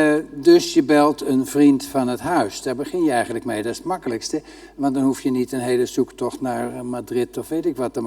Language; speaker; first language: Dutch; native; Dutch